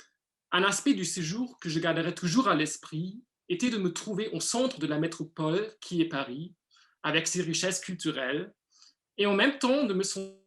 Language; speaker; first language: French; non-native, fluent; German